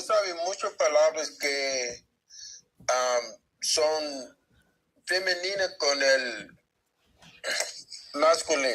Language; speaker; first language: Spanish; non-native, learner; English